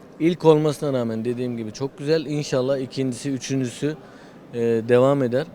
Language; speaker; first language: Turkish; native; Turkish